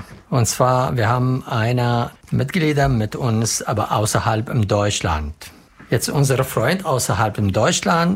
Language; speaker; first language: German; non-native, learner; Arabic